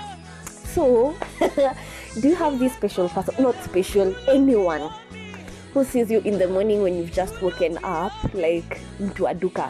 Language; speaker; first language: English; non-native, local second language; Swahili